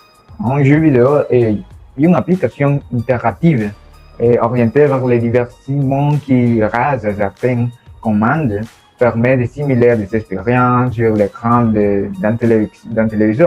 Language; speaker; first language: French; non-native, learner; Spanish